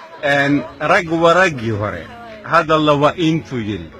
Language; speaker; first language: Somali; non-native, fluent; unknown